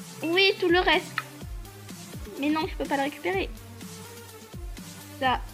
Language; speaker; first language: French; native; French